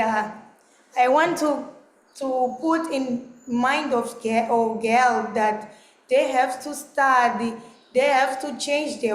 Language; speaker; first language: English; non-native, learner; Portuguese